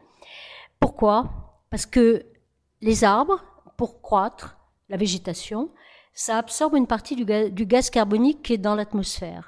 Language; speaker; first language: French; native; French